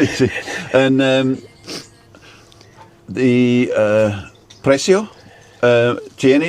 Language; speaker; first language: Spanish; non-native, learner; English